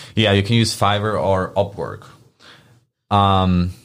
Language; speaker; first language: English; non-native, fluent; Spanish